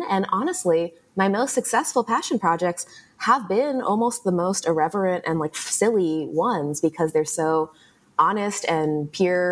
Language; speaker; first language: English; native; English